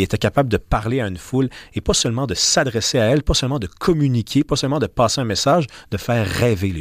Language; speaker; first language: French; native; French